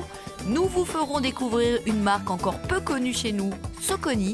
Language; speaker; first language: French; native; French